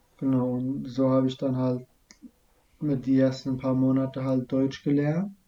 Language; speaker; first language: German; non-native, fluent; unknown